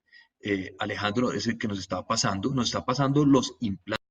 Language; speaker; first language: Spanish; native; Spanish